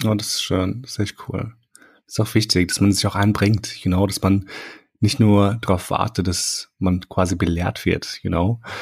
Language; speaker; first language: German; early bilingual, other home language; Albanian